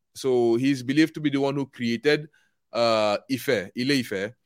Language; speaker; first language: English; non-native, local second language; Igbo